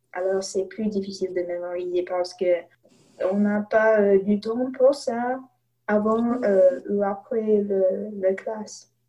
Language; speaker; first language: French; non-native, learner; English